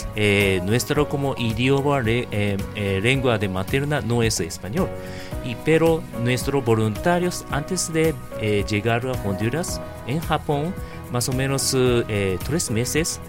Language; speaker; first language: Spanish; non-native, learner; Japanese